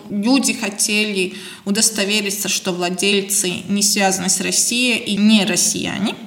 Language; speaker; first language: Russian; non-native, local second language; Latvian